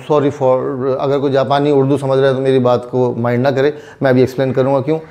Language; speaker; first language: Urdu; native; Urdu